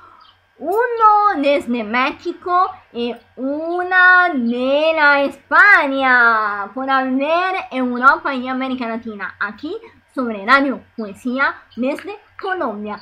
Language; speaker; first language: Spanish; non-native, fluent; Italian